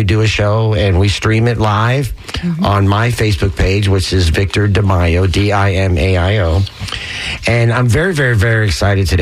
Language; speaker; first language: English; native; English